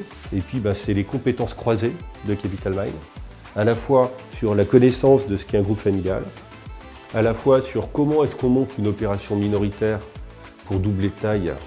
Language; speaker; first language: French; native; French